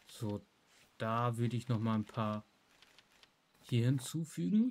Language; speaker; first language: German; native; German